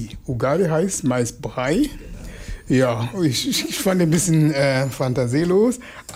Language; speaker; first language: German; non-native, fluent; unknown